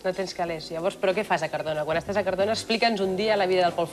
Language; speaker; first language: Catalan; native; Catalan